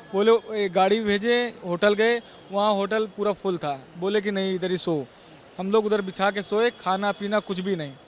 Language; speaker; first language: Hindi; native; Hindi